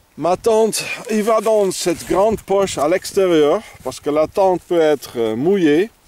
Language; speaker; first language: French; non-native, fluent; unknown